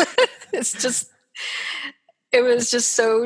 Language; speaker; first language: English; native; English